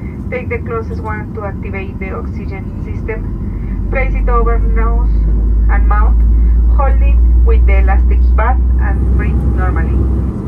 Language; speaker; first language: English; non-native, learner; Spanish